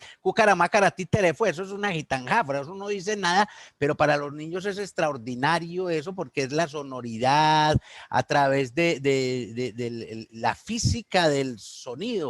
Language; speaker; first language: Spanish; native; Spanish